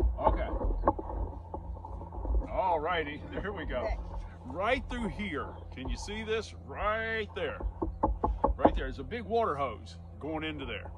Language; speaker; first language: English; native; English